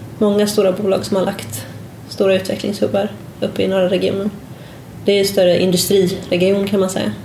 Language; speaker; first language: Swedish; native; Swedish